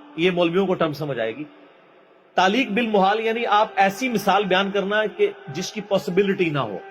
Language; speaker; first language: Urdu; non-native, local second language; Punjabi